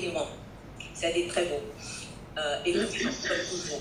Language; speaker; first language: French; non-native, fluent; Vietnamese